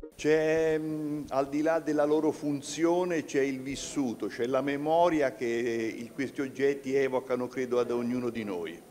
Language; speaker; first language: Italian; native; Italian